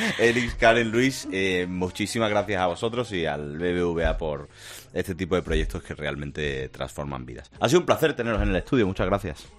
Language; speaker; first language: Spanish; native; Spanish